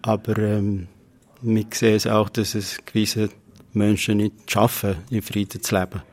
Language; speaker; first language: German; non-native, fluent; Kurdish